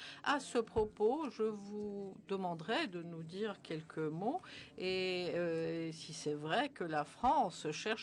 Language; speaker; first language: French; non-native, fluent; Italian